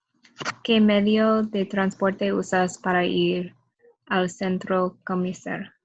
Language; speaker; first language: Spanish; non-native, learner; English